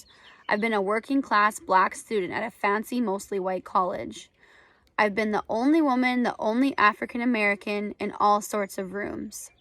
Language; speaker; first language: English; native; English